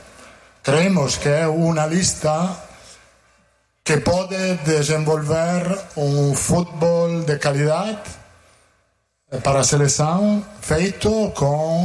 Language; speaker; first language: Portuguese; non-native, fluent; Italian